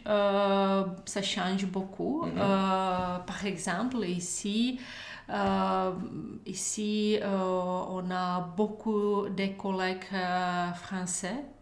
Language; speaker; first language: French; non-native, learner; Czech